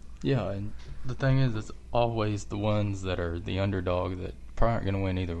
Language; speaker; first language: English; native; English